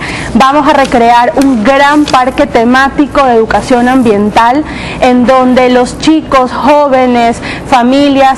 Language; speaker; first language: Spanish; native; Spanish